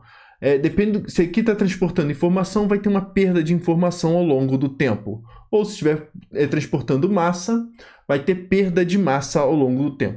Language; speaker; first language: Portuguese; native; Portuguese